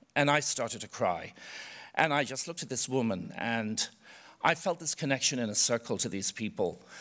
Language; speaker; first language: English; native; English